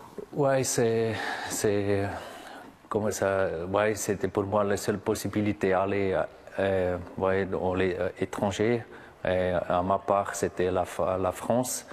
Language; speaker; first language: French; non-native, local second language; German